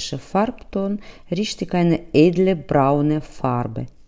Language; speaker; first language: German; non-native, learner; Russian